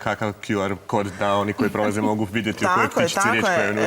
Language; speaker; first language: Croatian; native; Croatian